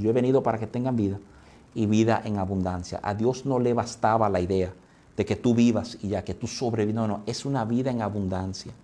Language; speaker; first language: Spanish; native; Spanish